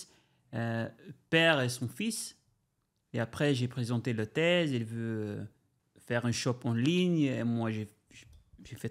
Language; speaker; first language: French; non-native, learner; Albanian